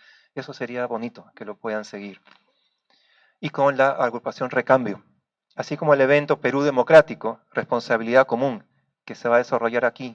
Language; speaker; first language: Spanish; native; Spanish